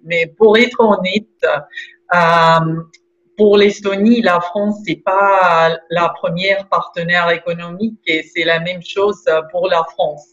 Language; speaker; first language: French; non-native, fluent; Estonian